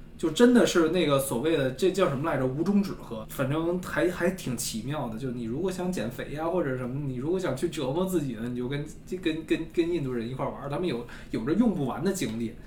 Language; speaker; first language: Chinese; native; Chinese